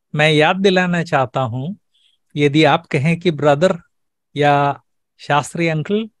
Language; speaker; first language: Hindi; native; Hindi